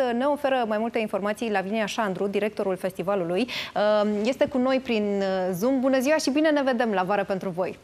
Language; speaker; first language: Romanian; native; Romanian